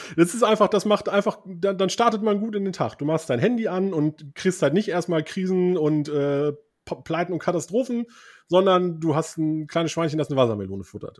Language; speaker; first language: German; early bilingual, other home language; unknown